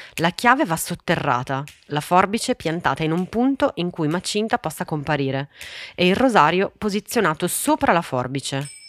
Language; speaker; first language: Italian; early bilingual, other home language; Portuguese